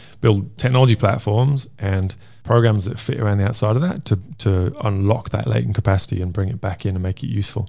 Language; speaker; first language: English; native; English